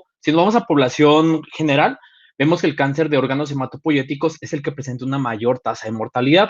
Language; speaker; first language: Spanish; native; Spanish